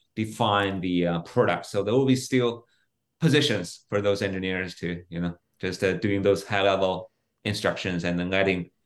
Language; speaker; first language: English; non-native, fluent; Chinese